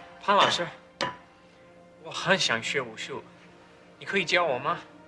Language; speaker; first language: Chinese; non-native, fluent; English